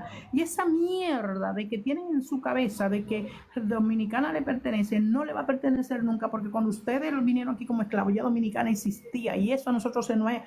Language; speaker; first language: Spanish; native; Spanish